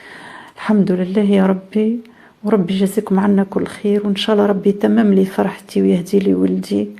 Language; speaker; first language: Arabic; native; Arabic